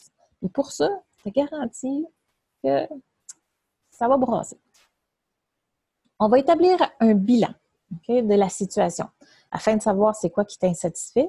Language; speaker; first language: French; native; French